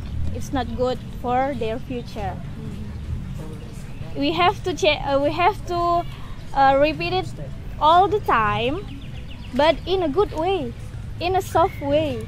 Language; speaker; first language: English; non-native, learner; Indonesian